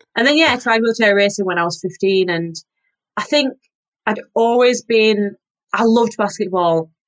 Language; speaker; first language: English; native; English